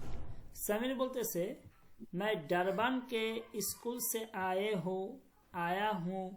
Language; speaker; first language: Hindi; non-native, fluent; Bangla